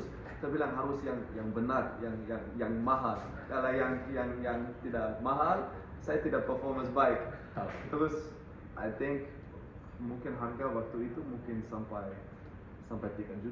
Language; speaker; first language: Indonesian; non-native, fluent; Dutch